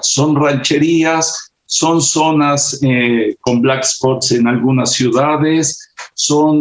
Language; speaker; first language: Spanish; native; Spanish